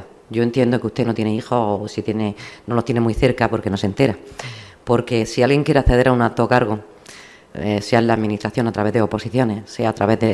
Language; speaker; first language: Spanish; native; Spanish